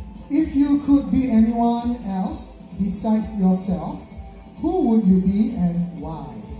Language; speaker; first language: English; non-native, local second language; Malay